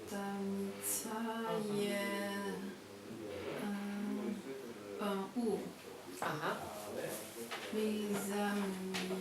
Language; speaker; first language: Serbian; non-native, learner; Chinese